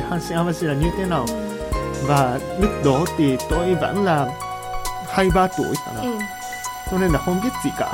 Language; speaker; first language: Vietnamese; non-native, learner; Japanese